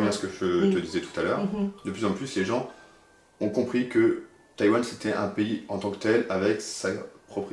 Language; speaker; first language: French; native; French